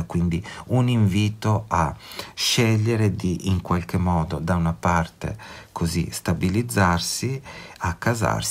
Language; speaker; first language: Italian; native; Italian